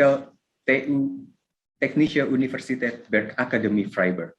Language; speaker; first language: German; non-native, fluent; Indonesian